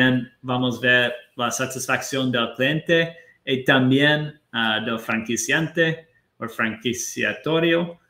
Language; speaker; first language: Spanish; non-native, fluent; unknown